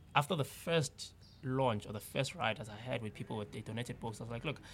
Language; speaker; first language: English; non-native, local second language; Zulu